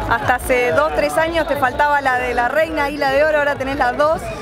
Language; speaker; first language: Spanish; native; Spanish